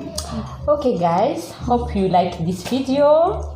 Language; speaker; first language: English; non-native, learner; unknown